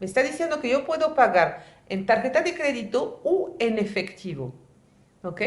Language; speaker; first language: Spanish; native; Spanish